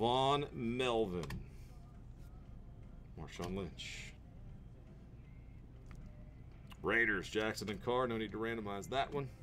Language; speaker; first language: English; native; English